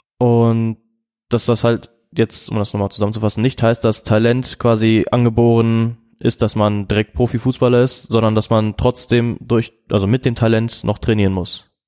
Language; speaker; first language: German; native; German